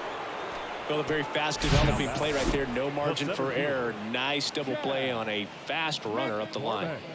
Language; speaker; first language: English; native; English